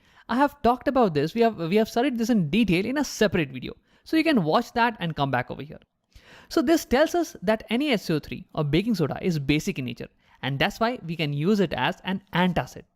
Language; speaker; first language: English; non-native, local second language; Hindi